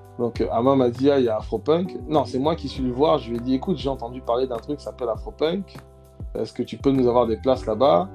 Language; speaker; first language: French; early bilingual, other home language; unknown